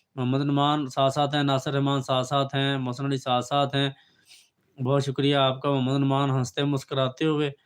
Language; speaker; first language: Urdu; non-native, local second language; Punjabi